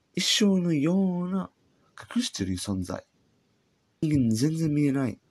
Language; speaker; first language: Japanese; non-native, learner; English